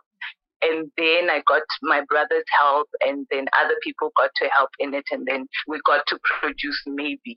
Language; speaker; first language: English; non-native, local second language; Venda